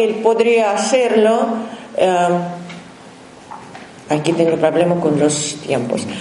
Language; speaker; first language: Spanish; non-native, learner; Russian